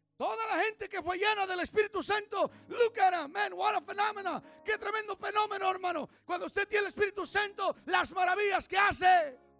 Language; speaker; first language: Spanish; early bilingual, heritage; Spanish